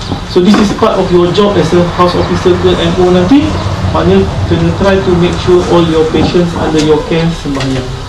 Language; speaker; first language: English; non-native, local second language; Malay